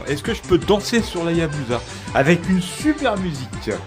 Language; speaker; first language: French; native; French